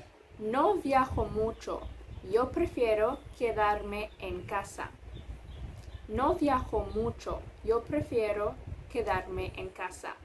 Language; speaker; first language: Spanish; non-native, fluent; English